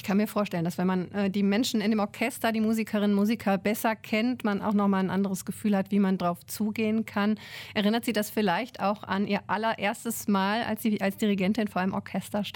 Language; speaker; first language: German; native; German